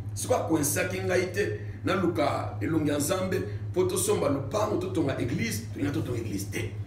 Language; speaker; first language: Lingala; non-native, local second language; Luba-Lulua